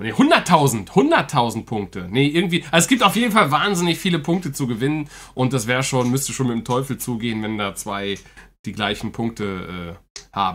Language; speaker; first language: German; native; German